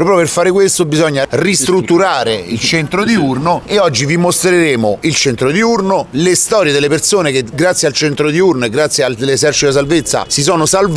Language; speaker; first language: Italian; native; Italian